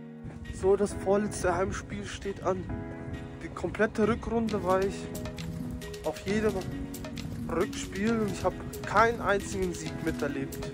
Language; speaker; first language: German; native; German